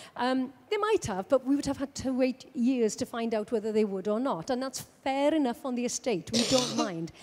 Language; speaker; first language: English; native; English